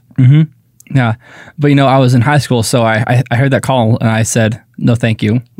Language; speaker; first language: English; native; English